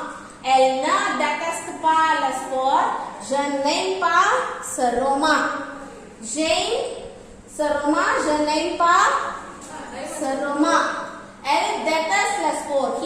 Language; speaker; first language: French; non-native, fluent; Tamil